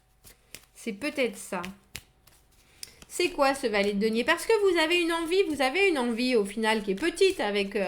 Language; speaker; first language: French; native; French